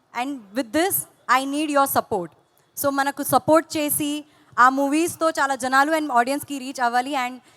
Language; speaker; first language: Telugu; non-native, fluent; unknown